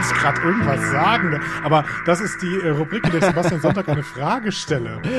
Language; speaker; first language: German; native; German